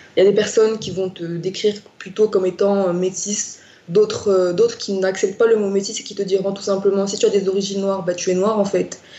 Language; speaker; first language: French; non-native, local second language; Arabic